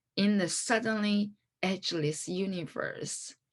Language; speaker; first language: English; non-native, fluent; Chinese